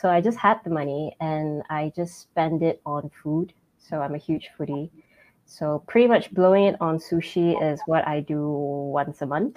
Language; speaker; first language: English; non-native, local second language; Min Nan Chinese